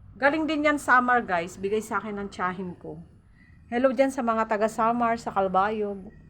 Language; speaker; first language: Filipino; non-native, local second language; Waray